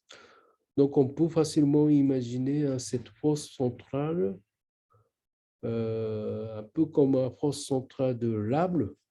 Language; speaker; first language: French; non-native, learner; Japanese